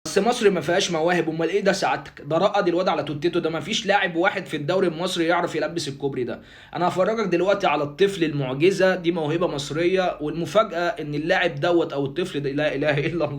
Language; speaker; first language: Arabic; native; Arabic